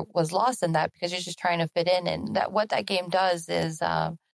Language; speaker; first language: English; native; English